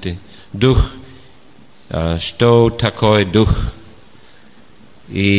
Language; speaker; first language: Russian; non-native, fluent; English